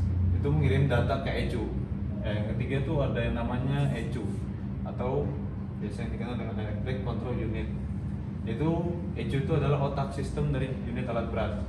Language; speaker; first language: Indonesian; native; Indonesian